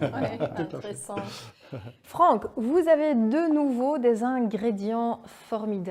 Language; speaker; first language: French; non-native, fluent; Dutch